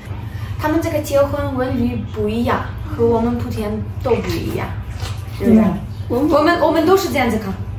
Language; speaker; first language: Chinese; non-native, fluent; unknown